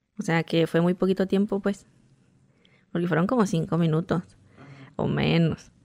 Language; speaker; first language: Spanish; native; Spanish